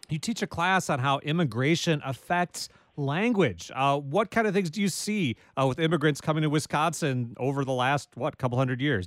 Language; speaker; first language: English; native; English